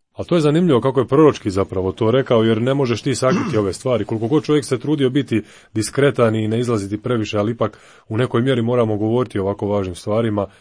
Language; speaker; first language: Croatian; native; Croatian